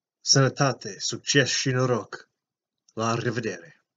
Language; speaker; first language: Romanian; non-native, learner; English